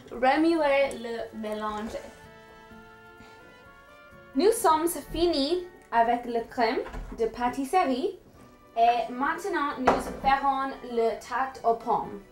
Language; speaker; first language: French; non-native, learner; English